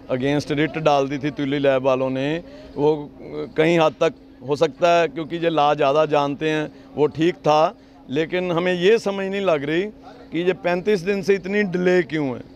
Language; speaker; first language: Hindi; non-native, local second language; Punjabi